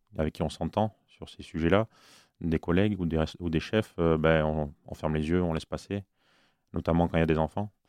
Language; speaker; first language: French; native; French